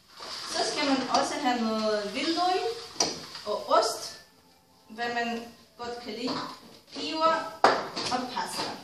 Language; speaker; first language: Danish; non-native, fluent; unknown